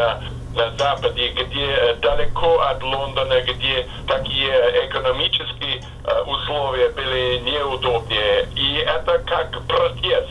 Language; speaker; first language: Russian; non-native, fluent; English